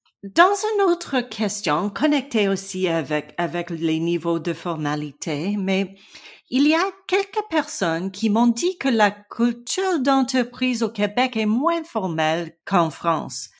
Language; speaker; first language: French; non-native, learner; English